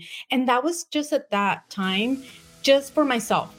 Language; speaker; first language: English; non-native, fluent; Spanish